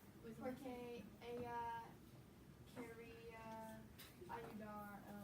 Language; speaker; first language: Spanish; non-native, learner; English